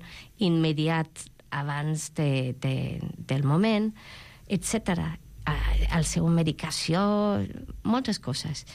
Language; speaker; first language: Catalan; non-native, fluent; English